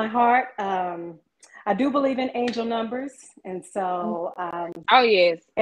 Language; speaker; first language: English; native; English